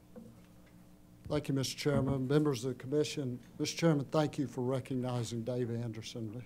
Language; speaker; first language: English; native; English